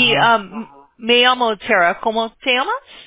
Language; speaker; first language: Spanish; non-native, learner; English